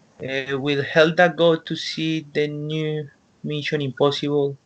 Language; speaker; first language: English; non-native, learner; Spanish